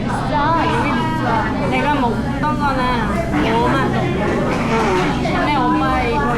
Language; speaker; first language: Korean; non-native, fluent; Vietnamese